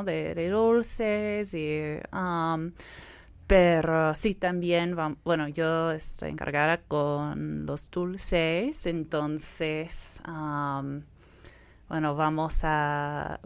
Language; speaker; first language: Spanish; non-native, fluent; English